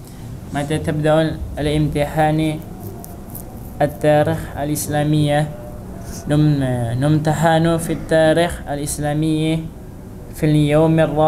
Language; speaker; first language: Arabic; non-native, learner; Indonesian